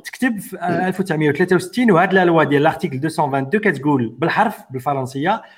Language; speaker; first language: French; non-native, local second language; Arabic